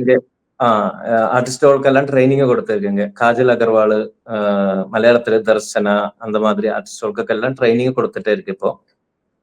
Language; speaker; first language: Tamil; non-native, learner; Malayalam